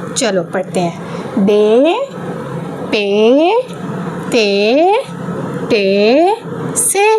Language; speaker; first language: Urdu; native; Urdu